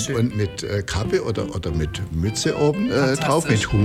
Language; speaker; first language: German; native; German